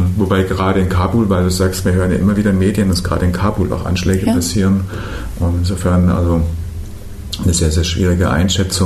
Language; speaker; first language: German; native; German